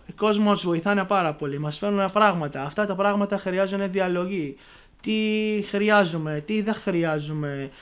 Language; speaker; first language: Greek; non-native, learner; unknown